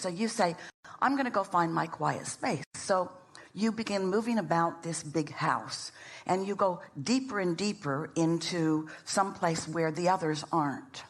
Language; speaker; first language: English; native; English